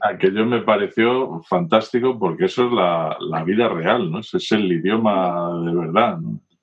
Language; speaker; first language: Spanish; native; Spanish